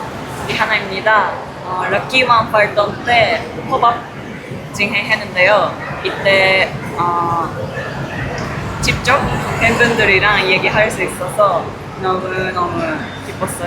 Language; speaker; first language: Korean; non-native, learner; Japanese